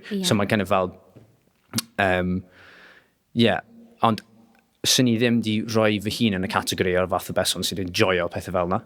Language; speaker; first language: Welsh; non-native, local second language; English